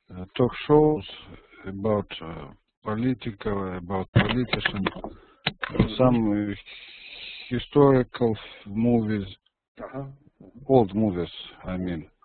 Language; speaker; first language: English; non-native, learner; Russian